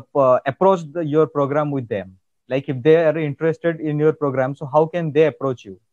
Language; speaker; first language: English; non-native, local second language; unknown